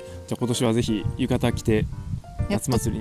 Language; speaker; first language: Japanese; native; Japanese